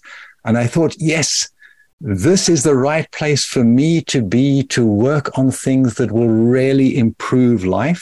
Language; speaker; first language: English; native; English